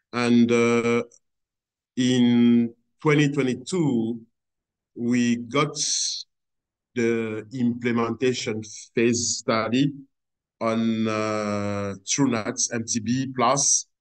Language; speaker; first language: English; non-native, fluent; French